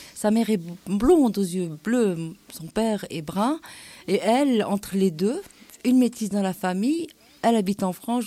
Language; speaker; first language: French; non-native, local second language; Arabic